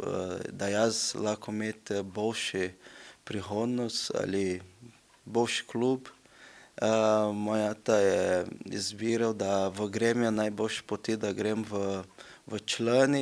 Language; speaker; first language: Slovenian; non-native, learner; Portuguese